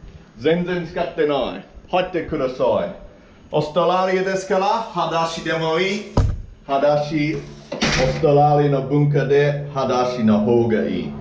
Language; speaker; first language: Japanese; non-native, learner; English